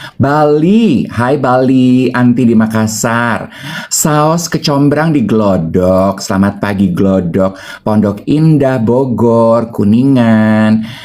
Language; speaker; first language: Indonesian; native; Indonesian